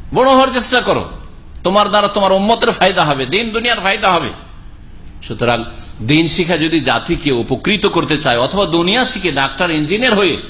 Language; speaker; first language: Bangla; native; Bangla